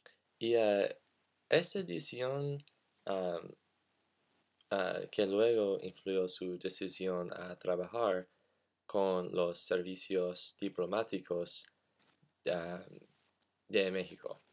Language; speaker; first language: Spanish; non-native, learner; English